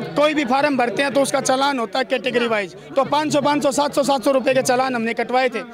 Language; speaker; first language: Hindi; native; Hindi